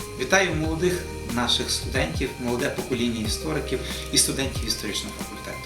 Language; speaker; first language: Ukrainian; native; Ukrainian